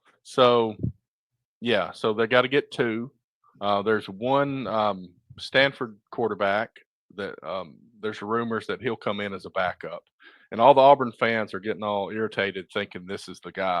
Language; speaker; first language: English; native; English